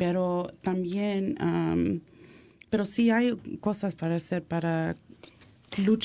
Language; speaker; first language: Spanish; early bilingual, heritage; English